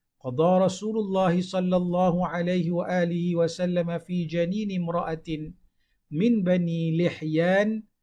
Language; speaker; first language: Arabic; non-native, fluent; Malay